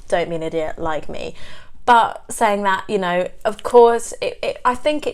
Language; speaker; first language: English; native; English